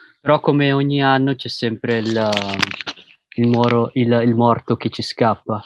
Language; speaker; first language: Italian; early bilingual, other home language; Filipino